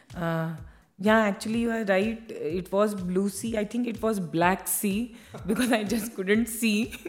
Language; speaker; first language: English; non-native, local second language; Hindi